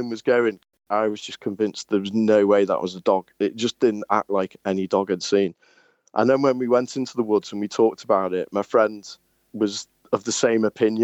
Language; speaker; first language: English; native; English